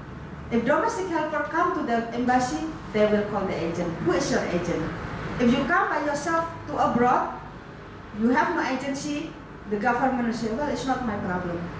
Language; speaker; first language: English; non-native, fluent; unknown